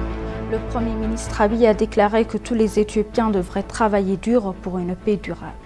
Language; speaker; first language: French; non-native, fluent; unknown